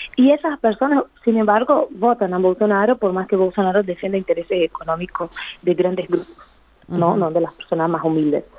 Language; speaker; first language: Spanish; non-native, fluent; Portuguese